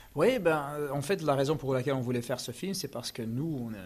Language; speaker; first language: French; native; French